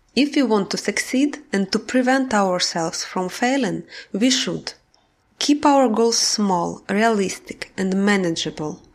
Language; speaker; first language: English; non-native, fluent; Russian